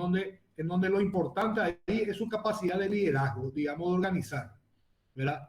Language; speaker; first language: Spanish; native; Spanish